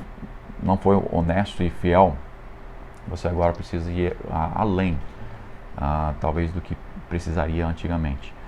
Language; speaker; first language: Portuguese; non-native, fluent; English